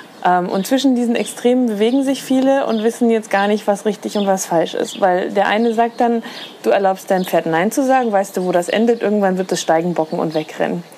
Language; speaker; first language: German; native; German